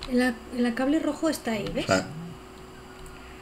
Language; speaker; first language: Spanish; native; Spanish